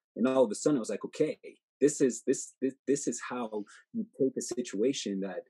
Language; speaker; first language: English; native; English